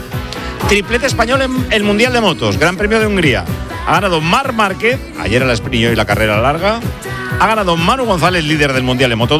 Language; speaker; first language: Spanish; native; Spanish